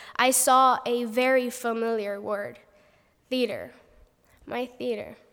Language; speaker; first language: English; non-native, fluent; Spanish